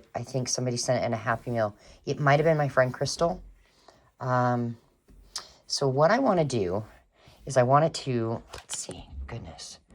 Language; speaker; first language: English; native; English